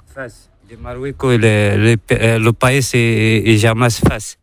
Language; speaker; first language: Spanish; non-native, learner; Arabic